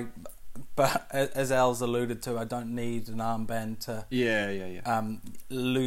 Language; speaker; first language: English; native; English